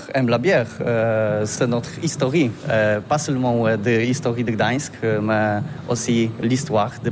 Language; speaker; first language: French; non-native, learner; Polish